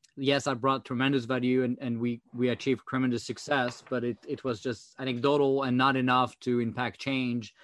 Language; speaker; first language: English; non-native, fluent; French